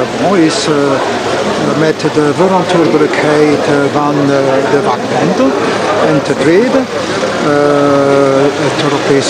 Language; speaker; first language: Dutch; non-native, local second language; French